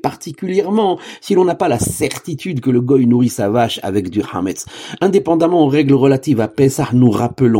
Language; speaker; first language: French; native; French